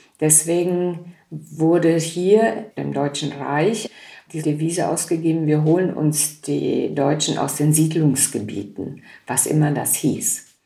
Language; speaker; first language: German; native; German